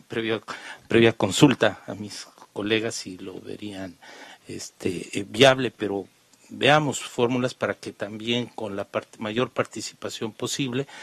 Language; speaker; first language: Spanish; native; Spanish